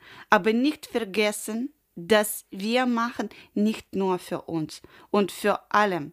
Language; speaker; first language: German; non-native, learner; Ukrainian